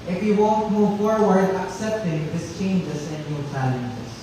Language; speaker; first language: English; non-native, local second language; Filipino